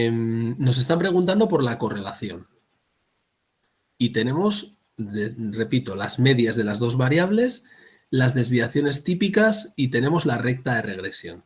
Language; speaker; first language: Spanish; native; Spanish